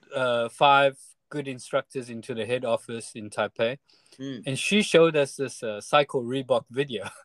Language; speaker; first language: English; non-native, fluent; Chinese